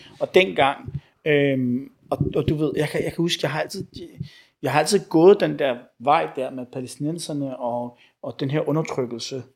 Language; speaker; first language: Danish; early bilingual, other home language; Arabic